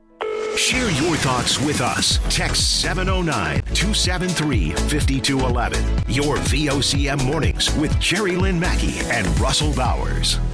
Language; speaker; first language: English; native; English